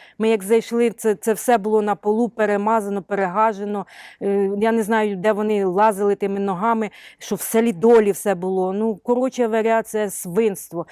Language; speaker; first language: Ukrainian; native; Ukrainian